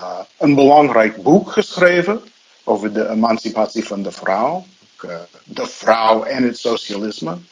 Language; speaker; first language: Dutch; non-native, fluent; English